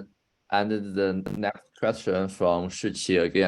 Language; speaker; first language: English; non-native, fluent; Chinese